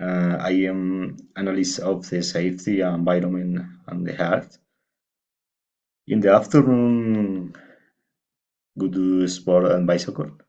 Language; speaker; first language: English; non-native, learner; Spanish